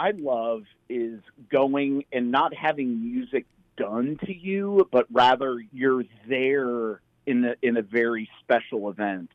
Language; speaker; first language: English; native; English